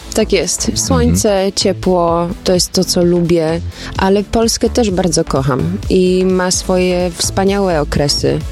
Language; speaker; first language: Polish; early bilingual, heritage; Polish